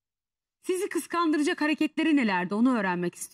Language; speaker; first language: Turkish; native; Turkish